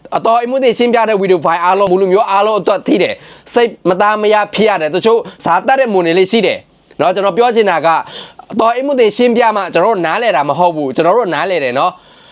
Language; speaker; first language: Burmese; non-native, local second language; Mon